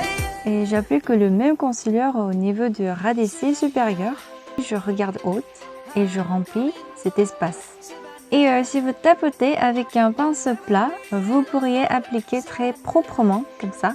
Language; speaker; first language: French; non-native, learner; Korean